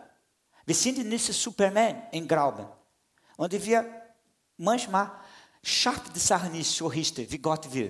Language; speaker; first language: German; non-native, fluent; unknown